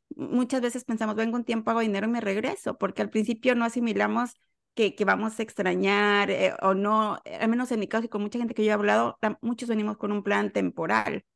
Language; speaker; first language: Spanish; native; Spanish